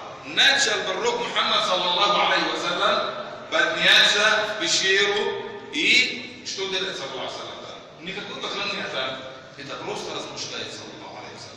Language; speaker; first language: Russian; non-native, fluent; Arabic